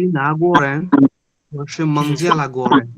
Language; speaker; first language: Chinese; non-native, learner; Bangla